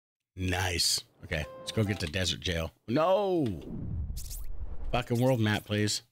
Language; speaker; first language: English; native; English